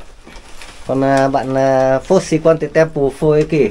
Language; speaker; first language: Portuguese; non-native, learner; Vietnamese